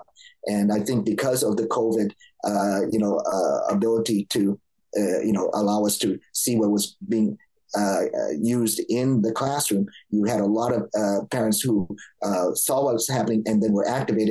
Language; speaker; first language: English; native; English